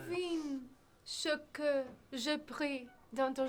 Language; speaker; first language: French; non-native, learner; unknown